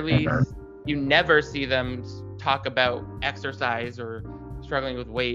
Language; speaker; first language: English; native; English